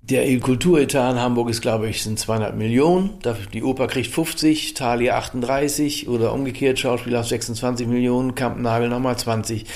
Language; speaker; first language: German; native; German